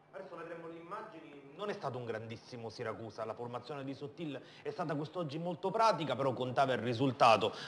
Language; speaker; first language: Italian; native; Italian